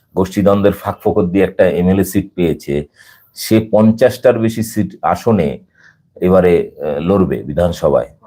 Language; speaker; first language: Bangla; native; Bangla